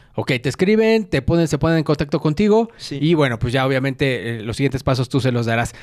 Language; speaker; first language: Spanish; native; Spanish